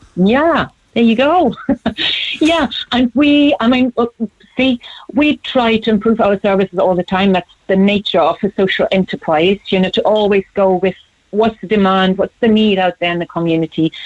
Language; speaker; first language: English; non-native, fluent; German